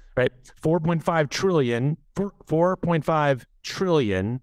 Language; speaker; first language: English; native; English